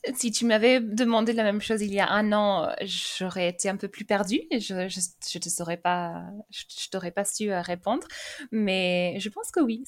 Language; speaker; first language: French; early bilingual, other home language; English